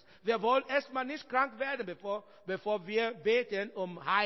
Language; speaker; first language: German; non-native, learner; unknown